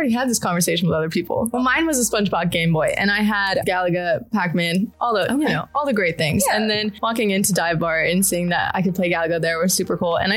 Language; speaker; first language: English; native; English